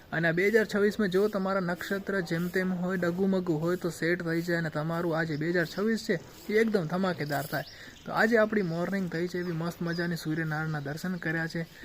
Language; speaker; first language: Gujarati; non-native, local second language; Kachhi